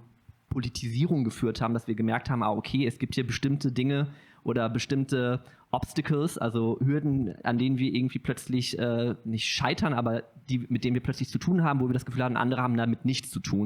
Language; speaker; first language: German; native; German